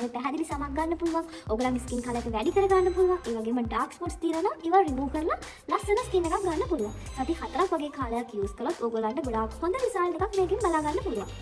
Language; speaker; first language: Sinhala; native; Sinhala